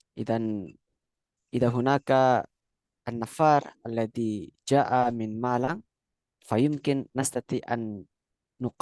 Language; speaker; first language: Arabic; non-native, fluent; Indonesian